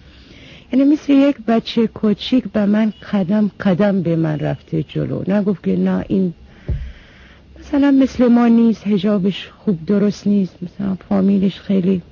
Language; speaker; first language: Persian; non-native, fluent; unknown